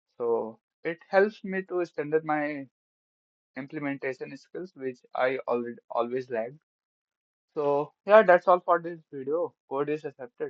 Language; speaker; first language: English; non-native, local second language; Hindi